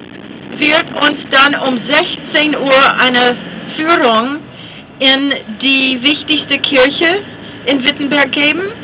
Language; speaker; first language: German; non-native, fluent; English